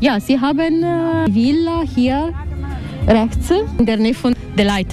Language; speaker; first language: German; non-native, learner; Italian